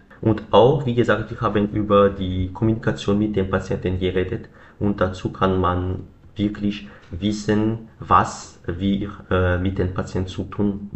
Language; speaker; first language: German; non-native, learner; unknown